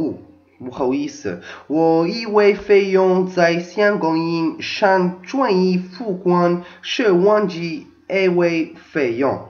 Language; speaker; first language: Chinese; non-native, learner; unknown